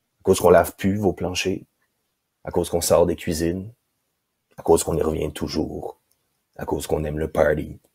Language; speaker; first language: French; native; French